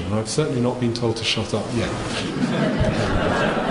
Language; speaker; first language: English; native; English